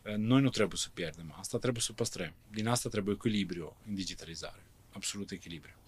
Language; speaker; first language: Romanian; non-native, fluent; Italian